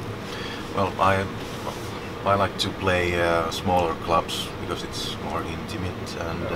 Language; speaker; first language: English; non-native, fluent; Finnish